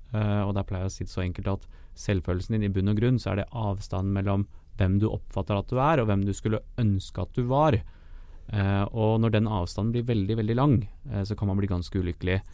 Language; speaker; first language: Norwegian; native; Norwegian